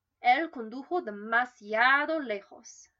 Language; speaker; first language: Spanish; non-native, learner; English